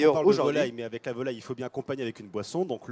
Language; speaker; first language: French; native; French